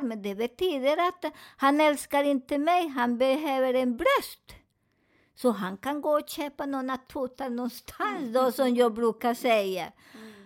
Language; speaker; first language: Swedish; non-native, learner; Spanish